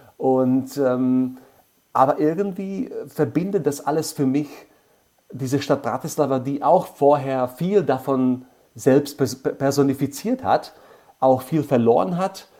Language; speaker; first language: German; non-native, fluent; Slovak